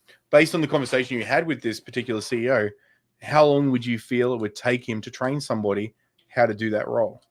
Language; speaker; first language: English; native; English